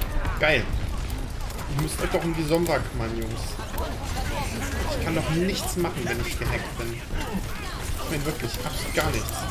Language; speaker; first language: German; native; German